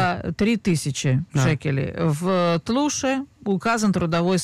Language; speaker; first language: Russian; native; Russian